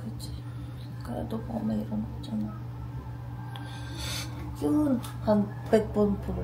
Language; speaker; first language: Korean; non-native, learner; Ukrainian